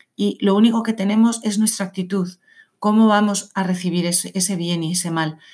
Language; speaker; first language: Spanish; native; Spanish